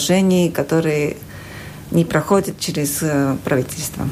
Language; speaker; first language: Russian; non-native, local second language; Latvian